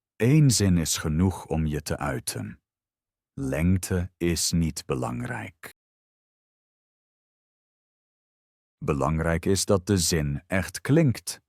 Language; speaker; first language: Dutch; non-native, fluent; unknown